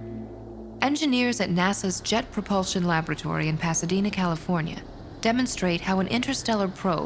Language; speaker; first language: English; native; English